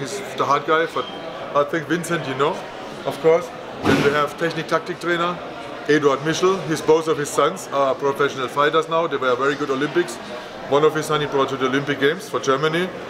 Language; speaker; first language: English; non-native, fluent; German